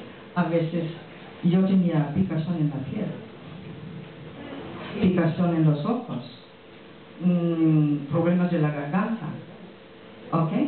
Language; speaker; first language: Spanish; non-native, fluent; French